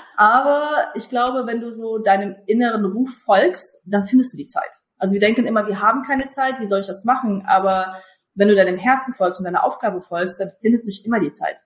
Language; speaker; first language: German; early bilingual, other home language; Russian